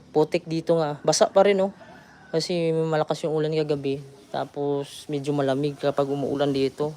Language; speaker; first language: Filipino; non-native, local second language; Cebuano